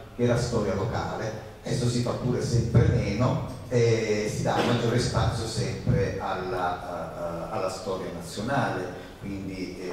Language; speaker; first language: Italian; native; Italian